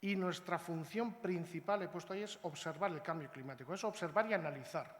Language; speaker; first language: Spanish; native; Spanish